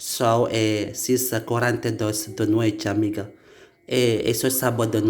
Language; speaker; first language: Portuguese; non-native, learner; Indonesian